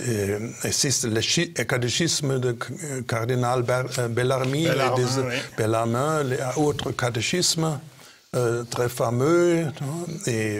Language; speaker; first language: French; non-native, fluent; German